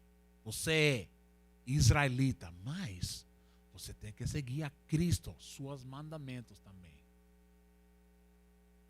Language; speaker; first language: Portuguese; non-native, learner; Spanish